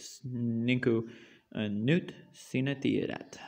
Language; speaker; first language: Finnish; non-native, learner; English